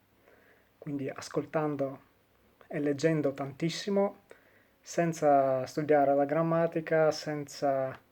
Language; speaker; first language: Italian; non-native, fluent; Russian